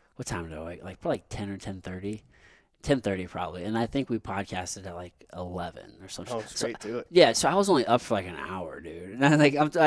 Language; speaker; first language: English; native; English